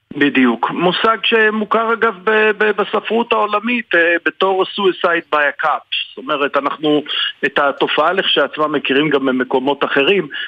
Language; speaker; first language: Hebrew; native; Hebrew